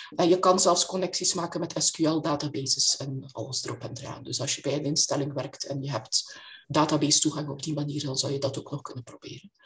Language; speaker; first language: Dutch; native; Dutch